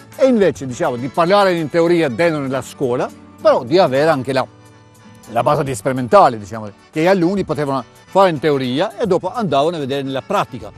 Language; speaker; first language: Italian; non-native, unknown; Albanian